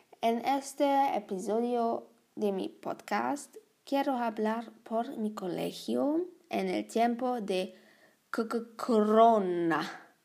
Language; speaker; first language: Spanish; non-native, learner; German